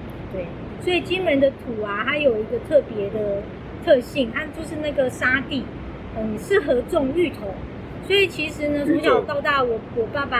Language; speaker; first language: Chinese; native; Chinese